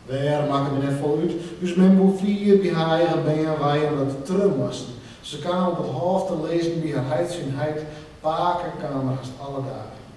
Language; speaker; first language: Dutch; non-native, local second language; Western Frisian